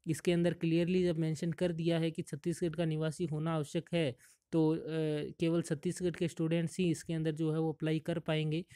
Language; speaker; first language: Hindi; native; Hindi